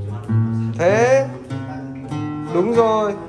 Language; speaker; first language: Vietnamese; native; Vietnamese